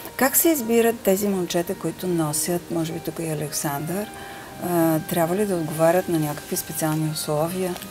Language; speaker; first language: Bulgarian; native; Bulgarian